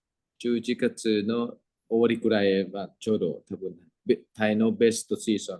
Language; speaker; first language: Japanese; non-native, fluent; Thai